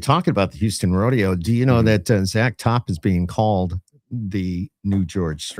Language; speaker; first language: English; native; English